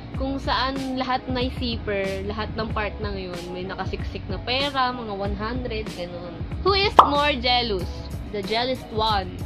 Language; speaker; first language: Filipino; native; Filipino